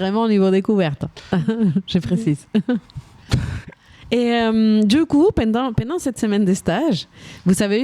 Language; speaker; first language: French; native; French